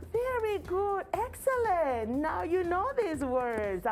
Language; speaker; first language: English; non-native, fluent; Spanish